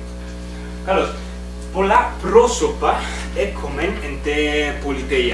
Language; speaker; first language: Greek; non-native, fluent; Spanish